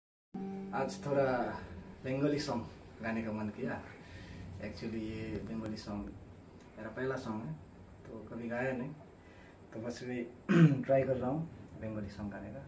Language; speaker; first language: Hindi; non-native, local second language; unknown